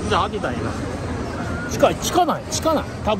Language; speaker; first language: Japanese; native; Japanese